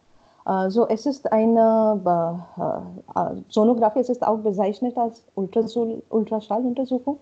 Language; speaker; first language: German; non-native, learner; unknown